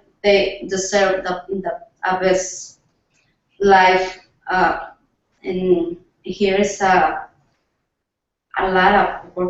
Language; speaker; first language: English; non-native, learner; Spanish